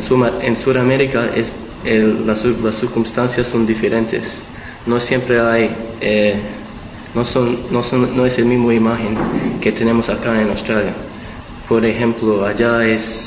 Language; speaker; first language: Spanish; early bilingual, heritage; Spanish